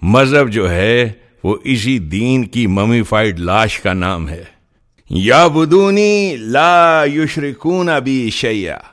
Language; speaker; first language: Urdu; native; Urdu